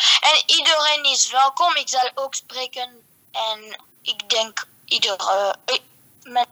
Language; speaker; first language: Dutch; early bilingual, heritage; Dutch